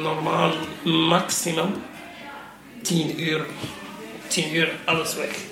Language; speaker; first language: Dutch; non-native, learner; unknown